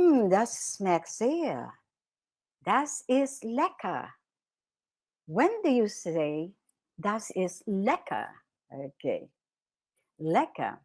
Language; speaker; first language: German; non-native, fluent; Filipino